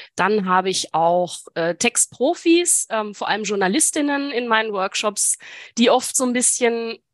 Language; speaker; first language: German; native; German